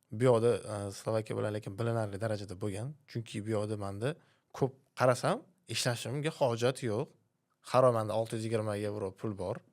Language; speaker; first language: Uzbek; native; Uzbek